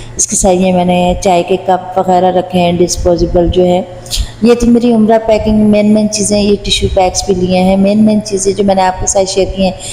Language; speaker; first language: Urdu; non-native, local second language; Punjabi